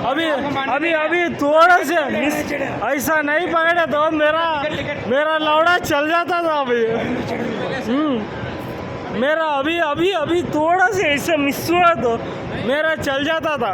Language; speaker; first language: Hindi; non-native, local second language; Kannada